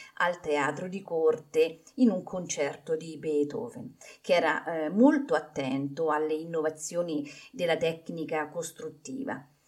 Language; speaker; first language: Italian; native; Italian